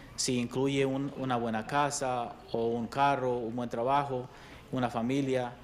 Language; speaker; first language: Spanish; early bilingual, other home language; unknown